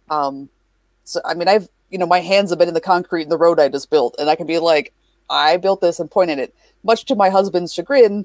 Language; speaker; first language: English; native; English